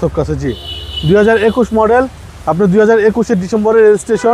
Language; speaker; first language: Bangla; native; Bangla